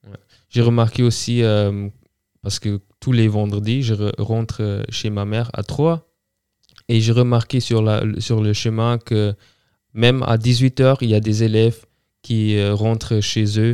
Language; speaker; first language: French; non-native, fluent; German